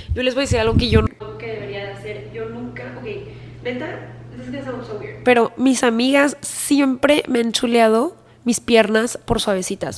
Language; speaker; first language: Spanish; native; Spanish